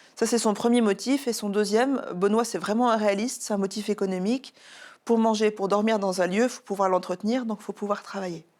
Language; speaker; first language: French; native; French